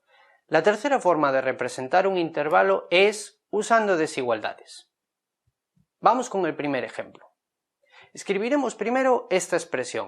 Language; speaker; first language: Spanish; native; Spanish